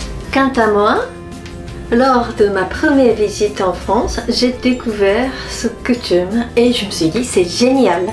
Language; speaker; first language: French; non-native, fluent; Japanese